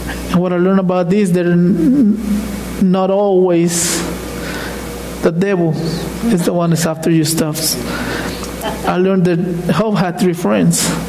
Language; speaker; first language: English; non-native, fluent; Spanish